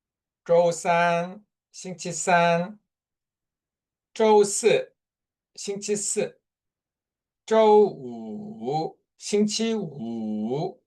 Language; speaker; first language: Chinese; non-native, fluent; Korean